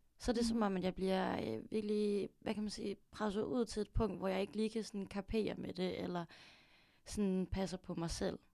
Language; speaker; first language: Danish; early bilingual, other home language; Filipino